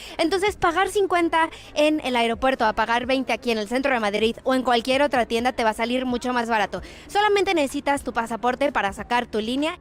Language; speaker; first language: Spanish; native; Spanish